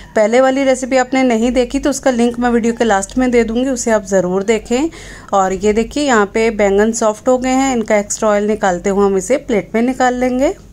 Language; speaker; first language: Hindi; non-native, local second language; Punjabi